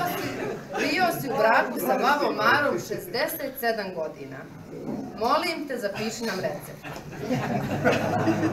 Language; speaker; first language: Croatian; native; Croatian